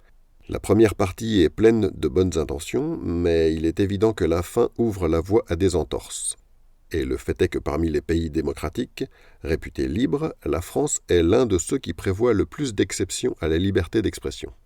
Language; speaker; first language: French; native; French